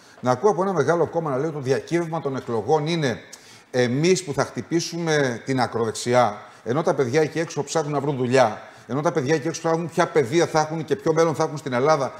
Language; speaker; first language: Greek; native; Greek